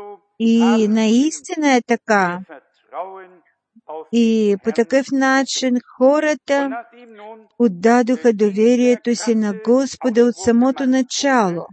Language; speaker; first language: Bulgarian; non-native, fluent; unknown